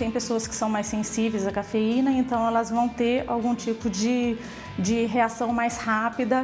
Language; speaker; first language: Portuguese; native; Portuguese